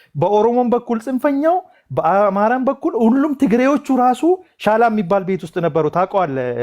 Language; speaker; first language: Amharic; non-native, local second language; Oromo